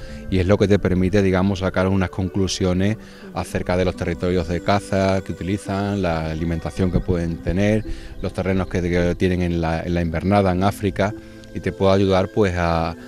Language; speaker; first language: Spanish; native; Spanish